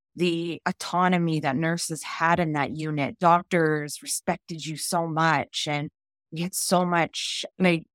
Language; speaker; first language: English; native; English